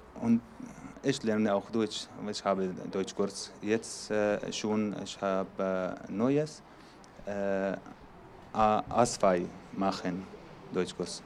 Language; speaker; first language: German; non-native, learner; Arabic